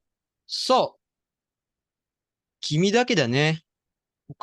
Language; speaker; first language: Japanese; non-native, fluent; Indonesian